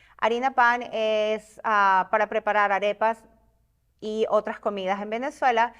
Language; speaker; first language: Spanish; native; Spanish